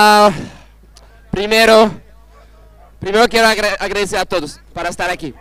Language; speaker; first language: Spanish; non-native, fluent; Portuguese